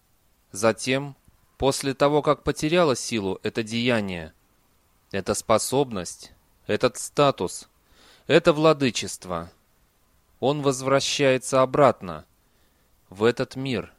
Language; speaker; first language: Russian; native; Russian